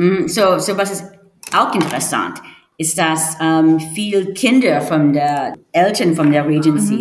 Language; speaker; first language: German; non-native, learner; English